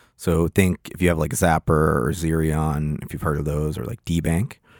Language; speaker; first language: English; native; English